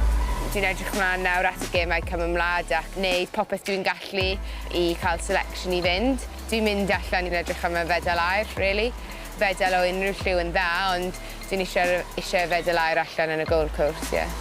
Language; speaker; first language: Welsh; non-native, local second language; English